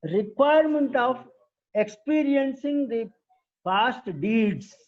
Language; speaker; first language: English; non-native, local second language; Telugu